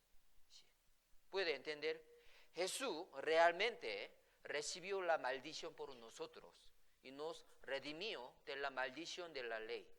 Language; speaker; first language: Spanish; non-native, fluent; Korean